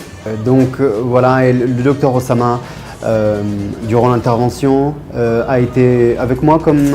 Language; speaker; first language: French; native; French